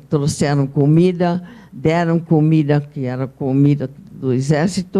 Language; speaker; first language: Portuguese; non-native, fluent; Dutch